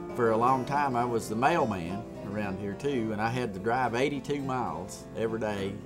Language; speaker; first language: English; native; English